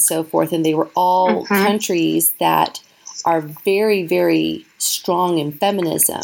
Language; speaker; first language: English; native; English